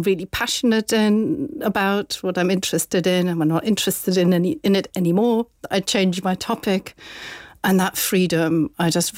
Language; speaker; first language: English; non-native, fluent; German